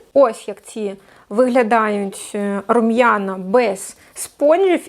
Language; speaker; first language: Ukrainian; non-native, local second language; Russian